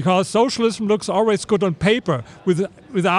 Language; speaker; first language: English; non-native, fluent; German